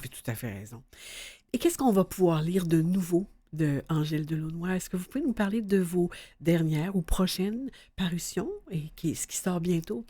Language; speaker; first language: French; native; French